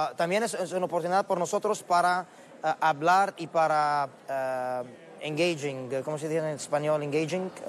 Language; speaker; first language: Spanish; non-native, fluent; Arabic